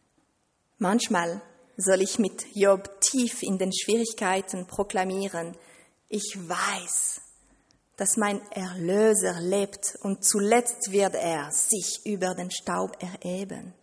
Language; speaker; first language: German; non-native, fluent; French